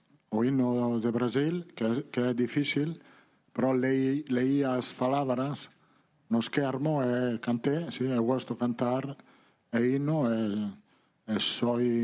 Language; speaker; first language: Portuguese; non-native, learner; Italian